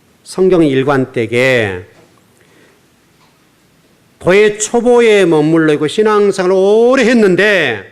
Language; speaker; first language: Korean; native; Korean